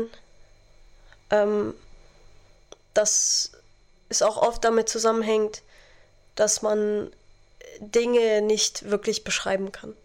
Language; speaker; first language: German; non-native, fluent; Arabic